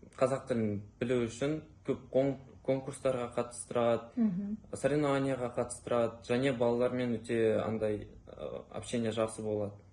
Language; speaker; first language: Kazakh; non-native, local second language; Russian